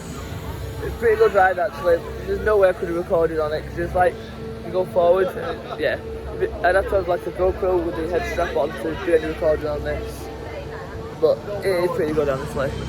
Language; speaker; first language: English; native; English